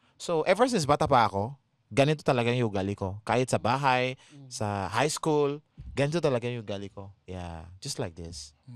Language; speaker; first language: Filipino; non-native, fluent; Yoruba